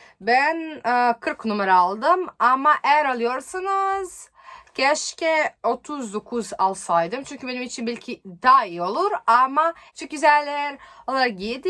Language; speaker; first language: Turkish; non-native, learner; Serbian